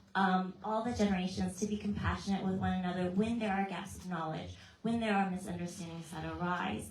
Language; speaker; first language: English; early bilingual, other home language; Vietnamese